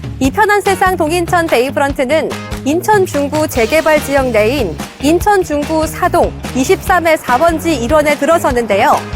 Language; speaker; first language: Korean; native; Korean